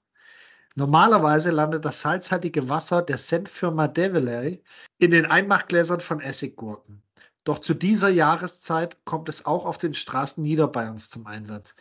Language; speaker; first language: German; native; German